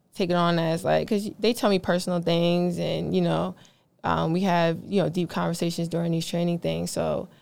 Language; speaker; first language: English; native; English